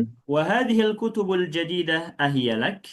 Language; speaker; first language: Arabic; non-native, fluent; Indonesian